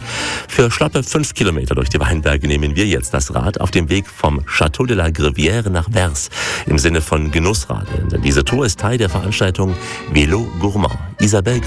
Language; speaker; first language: German; native; German